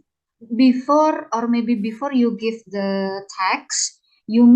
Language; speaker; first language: English; non-native, fluent; Indonesian